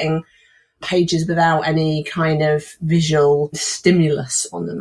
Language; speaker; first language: English; native; English